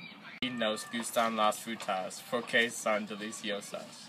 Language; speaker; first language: Spanish; non-native, learner; English